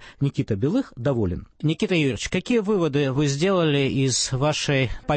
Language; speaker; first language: Russian; native; Russian